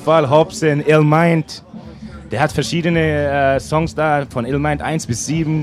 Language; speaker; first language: German; native; German